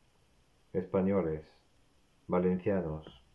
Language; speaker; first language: Spanish; non-native, fluent; French